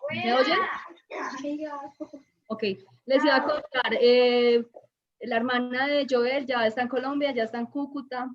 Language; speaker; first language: Spanish; native; Spanish